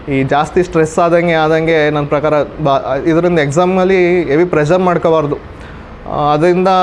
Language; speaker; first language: Kannada; native; Kannada